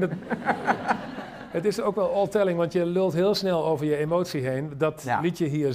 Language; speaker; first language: Dutch; native; Dutch